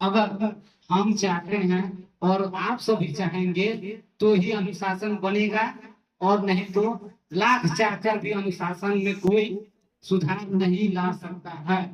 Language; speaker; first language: Hindi; native; Hindi